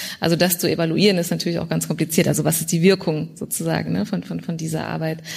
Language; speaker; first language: German; early bilingual, other home language; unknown